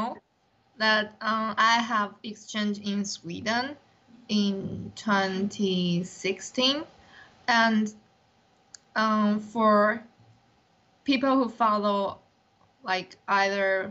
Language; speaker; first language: English; non-native, learner; Chinese